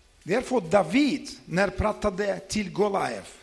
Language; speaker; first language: Swedish; non-native, learner; Ukrainian